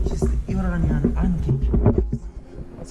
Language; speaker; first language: English; non-native, learner; Persian